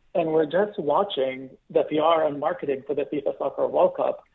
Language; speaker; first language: English; non-native, fluent; Arabic